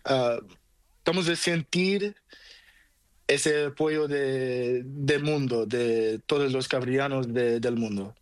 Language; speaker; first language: Spanish; non-native, learner; Portuguese